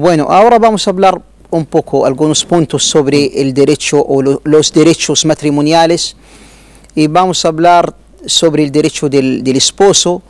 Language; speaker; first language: Spanish; non-native, learner; Arabic